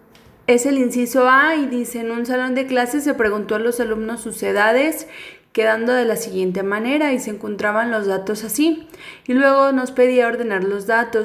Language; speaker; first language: Spanish; native; Spanish